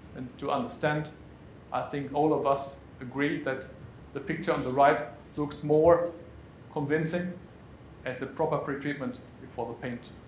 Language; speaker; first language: English; non-native, fluent; German